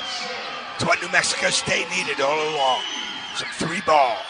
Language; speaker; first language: English; native; English